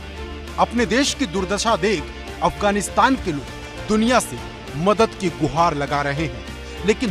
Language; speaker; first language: Hindi; native; Hindi